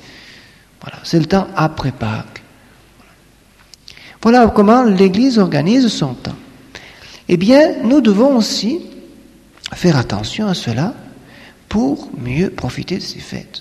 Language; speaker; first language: French; native; French